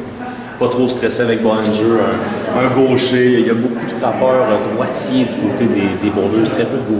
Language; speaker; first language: French; native; French